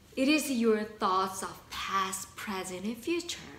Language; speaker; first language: English; non-native, fluent; Korean